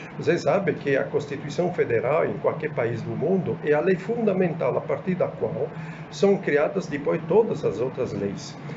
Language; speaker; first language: Portuguese; non-native, fluent; Italian